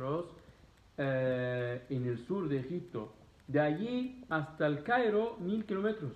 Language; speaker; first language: Spanish; non-native, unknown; Arabic